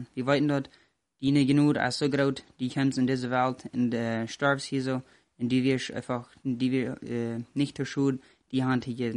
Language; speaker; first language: German; non-native, learner; Plautdietsch